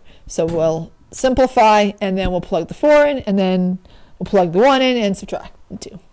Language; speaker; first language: English; native; English